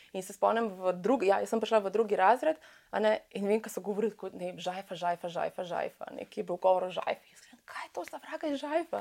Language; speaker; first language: Slovenian; early bilingual, other home language; Serbian